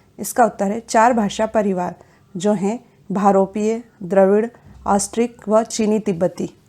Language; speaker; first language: Hindi; native; Hindi